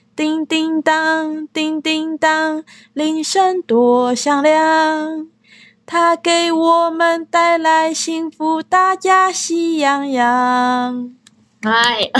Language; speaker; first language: Japanese; non-native, fluent; Chinese